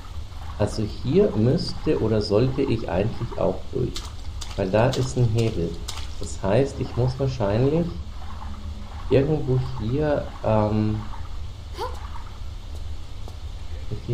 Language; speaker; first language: German; native; German